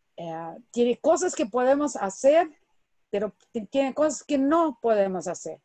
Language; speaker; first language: Spanish; non-native, fluent; Portuguese